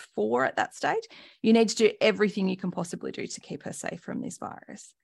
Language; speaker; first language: English; native; English